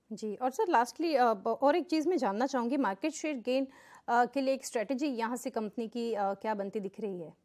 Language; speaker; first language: Hindi; non-native, local second language; Gujarati